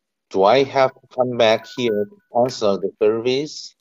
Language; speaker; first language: English; non-native, learner; Korean